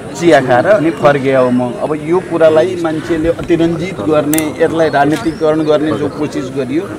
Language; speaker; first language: Nepali; native; Nepali